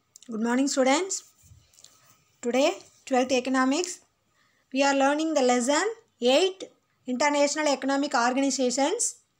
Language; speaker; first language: English; non-native, local second language; Tamil